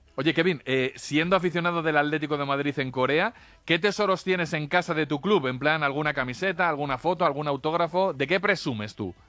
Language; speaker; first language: Spanish; native; Spanish